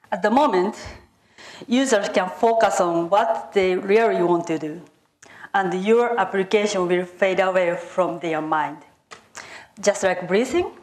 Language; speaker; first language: English; non-native, fluent; Japanese